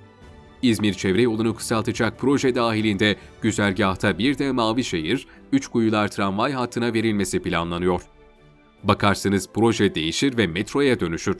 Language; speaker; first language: Turkish; native; Turkish